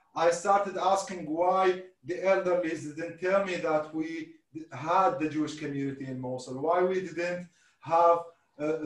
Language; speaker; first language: English; non-native, fluent; Arabic